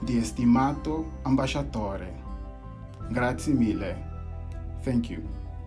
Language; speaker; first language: Italian; non-native, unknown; English